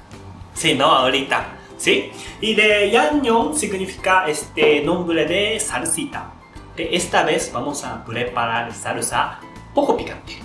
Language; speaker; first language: Spanish; non-native, learner; Japanese